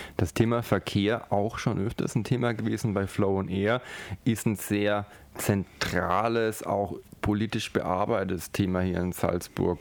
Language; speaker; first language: German; native; German